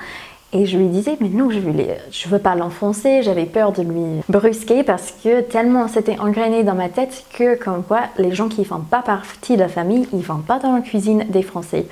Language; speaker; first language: French; non-native, fluent; English